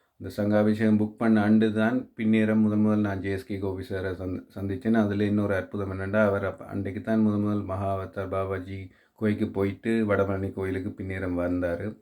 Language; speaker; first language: Tamil; native; Tamil